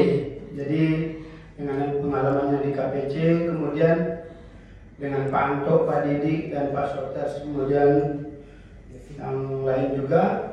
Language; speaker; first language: Indonesian; native; Indonesian